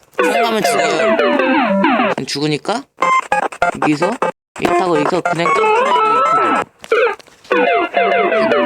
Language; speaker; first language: Korean; native; Korean